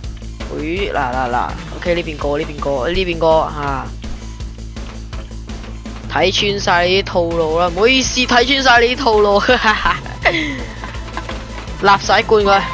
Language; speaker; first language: Chinese; native; Chinese